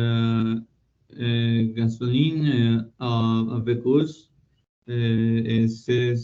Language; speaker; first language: French; non-native, learner; Spanish